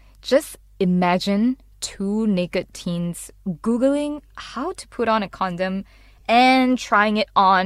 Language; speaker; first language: English; non-native, local second language; Chinese